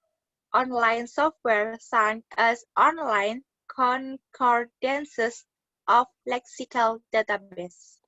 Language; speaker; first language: English; non-native, learner; Indonesian